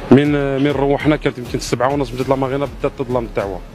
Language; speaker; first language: Arabic; early bilingual, heritage; Arabic